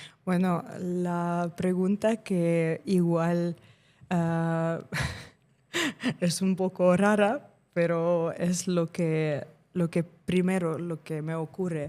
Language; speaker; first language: Spanish; non-native, fluent; Ukrainian